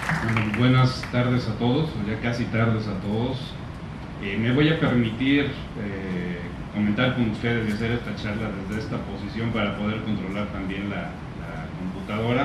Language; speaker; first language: Spanish; native; Spanish